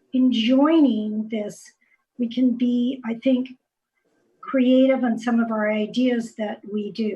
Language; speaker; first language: English; native; English